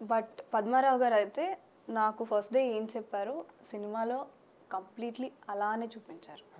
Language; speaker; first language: Telugu; early bilingual, heritage; Telugu